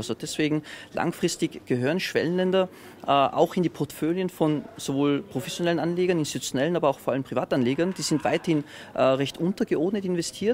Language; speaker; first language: German; native; German